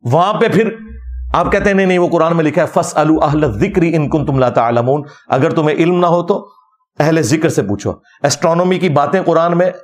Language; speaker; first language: Urdu; native; Urdu